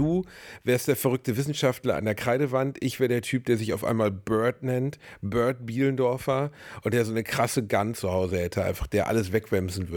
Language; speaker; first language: German; native; German